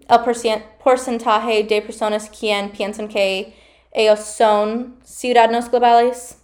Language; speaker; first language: Spanish; non-native, learner; English